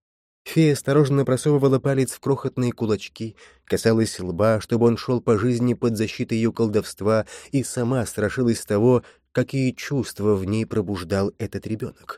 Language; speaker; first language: Russian; native; Russian